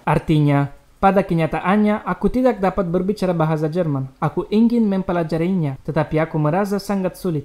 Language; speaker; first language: Indonesian; non-native, learner; Romanian